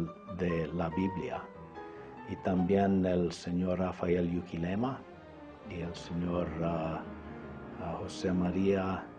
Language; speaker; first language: Spanish; early bilingual, other home language; English